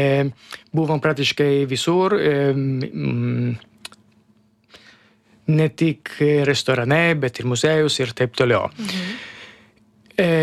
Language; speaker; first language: Lithuanian; non-native, learner; Italian